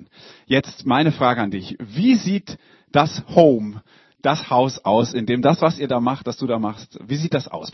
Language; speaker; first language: German; native; German